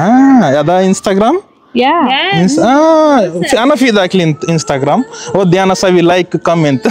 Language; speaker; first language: Arabic; non-native, learner; Telugu